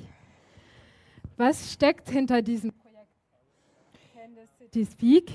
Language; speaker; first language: German; native; German